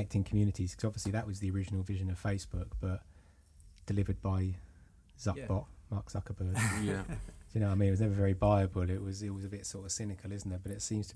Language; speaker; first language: English; native; English